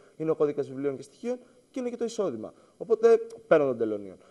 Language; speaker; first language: Greek; native; Greek